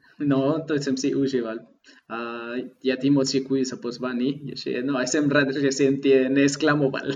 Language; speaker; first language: Czech; non-native, learner; Spanish